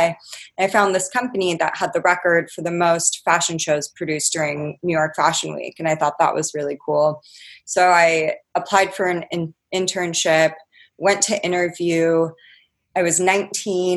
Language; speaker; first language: English; native; English